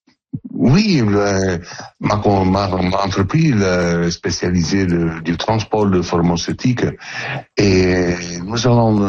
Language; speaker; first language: French; non-native, learner; Italian